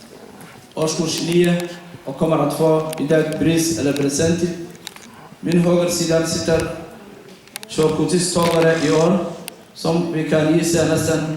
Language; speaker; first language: Swedish; non-native, fluent; Somali